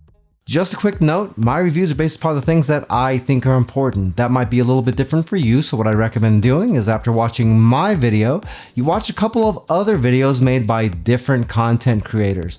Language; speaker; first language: English; native; English